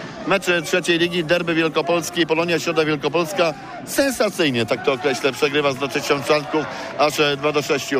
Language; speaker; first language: Polish; native; Polish